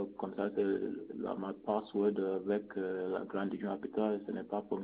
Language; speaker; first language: French; non-native, learner; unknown